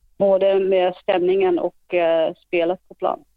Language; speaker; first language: Swedish; non-native, fluent; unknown